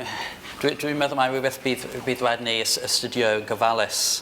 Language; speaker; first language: Welsh; non-native, fluent; English